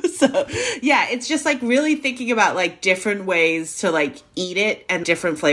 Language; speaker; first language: English; non-native, local second language; Cantonese